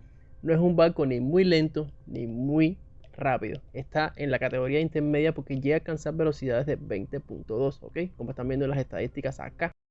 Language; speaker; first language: Spanish; native; Spanish